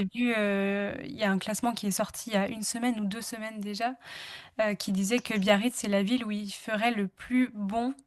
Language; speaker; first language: French; native; French